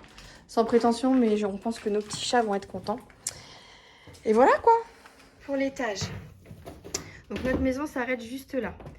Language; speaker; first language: French; native; French